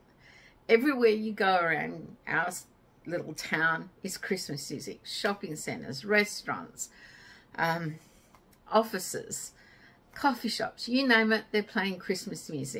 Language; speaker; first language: English; native; English